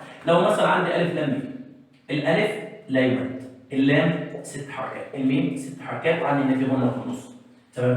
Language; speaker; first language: Arabic; native; Arabic